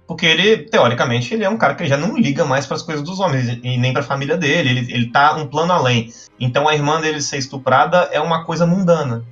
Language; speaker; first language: Portuguese; native; Portuguese